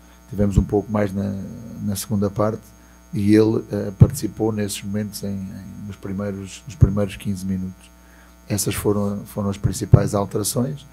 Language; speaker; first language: Portuguese; native; Portuguese